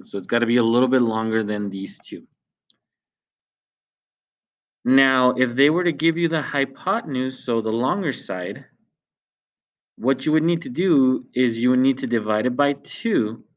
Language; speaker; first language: English; native; English